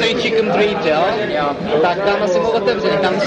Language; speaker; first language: Czech; native; Czech